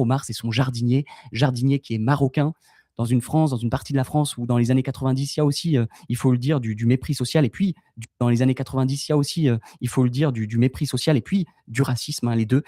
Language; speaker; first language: French; native; French